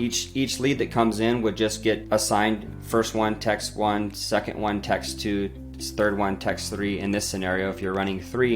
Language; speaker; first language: English; native; English